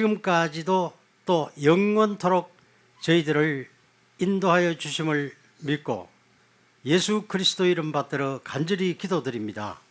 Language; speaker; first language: Korean; native; Korean